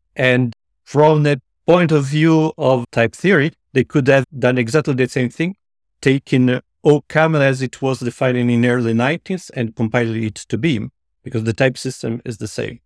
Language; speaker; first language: English; non-native, fluent; Italian